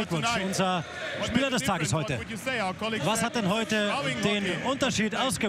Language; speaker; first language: German; native; German